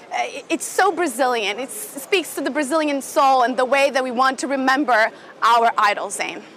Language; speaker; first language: English; non-native, fluent; Portuguese